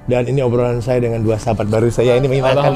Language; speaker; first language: Indonesian; native; Indonesian